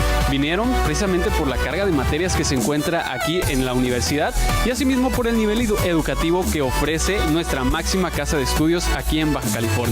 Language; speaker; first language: Spanish; native; Spanish